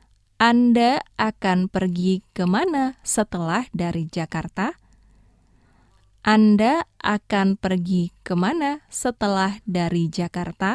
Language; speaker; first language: Indonesian; non-native, fluent; Japanese